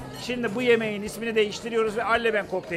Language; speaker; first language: Turkish; native; Turkish